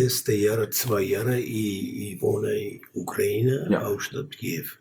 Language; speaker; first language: German; non-native, learner; Armenian